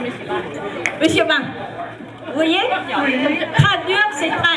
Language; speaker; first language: French; non-native, fluent; Vietnamese